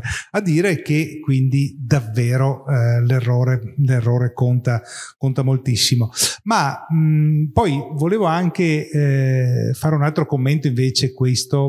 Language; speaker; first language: Italian; native; Italian